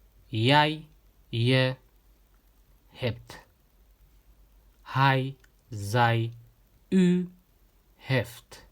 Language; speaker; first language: Dutch; non-native, fluent; Tigrinya